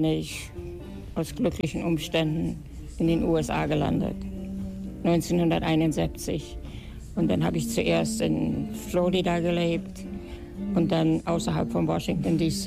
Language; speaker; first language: German; native; German